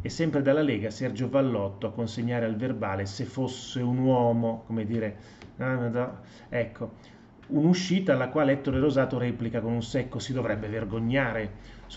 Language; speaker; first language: Italian; native; Italian